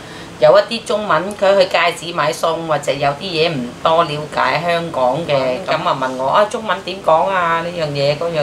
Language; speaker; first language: Chinese; non-native, fluent; Vietnamese